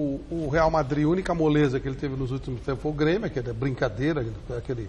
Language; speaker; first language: Portuguese; native; Portuguese